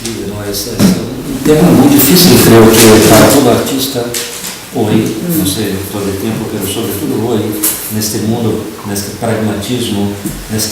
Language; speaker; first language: Spanish; non-native, fluent; Portuguese